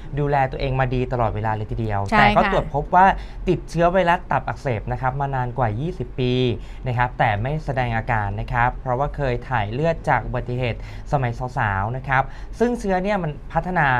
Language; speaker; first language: Thai; native; Thai